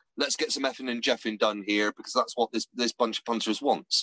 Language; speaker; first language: English; native; English